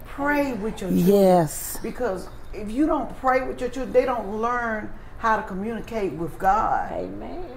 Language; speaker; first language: English; native; English